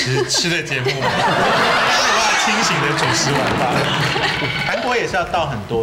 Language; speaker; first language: Chinese; native; Chinese